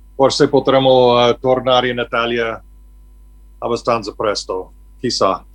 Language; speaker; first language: Italian; non-native, learner; English